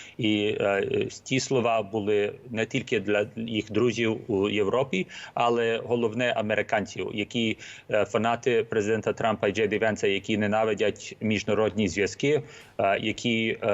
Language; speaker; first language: Ukrainian; early bilingual, heritage; Ukrainian